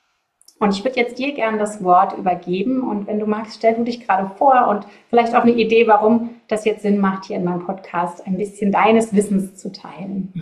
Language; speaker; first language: German; native; German